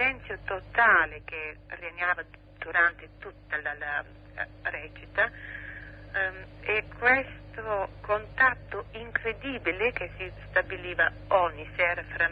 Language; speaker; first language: Italian; non-native, fluent; Bulgarian